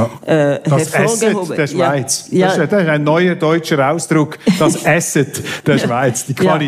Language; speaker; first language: German; native; German